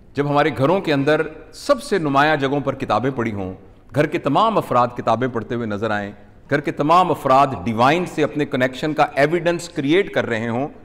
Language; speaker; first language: Urdu; non-native, local second language; Punjabi